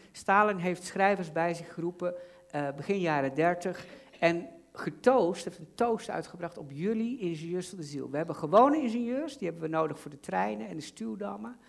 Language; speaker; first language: Dutch; native; Dutch